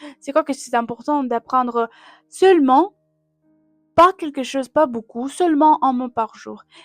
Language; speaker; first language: French; non-native, learner; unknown